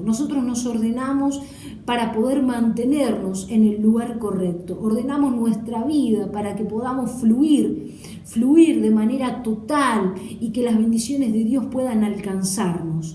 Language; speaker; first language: Spanish; native; Spanish